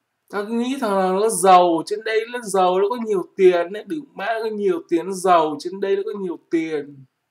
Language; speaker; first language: Vietnamese; native; Vietnamese